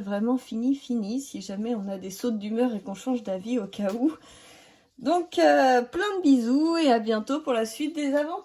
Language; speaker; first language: French; native; French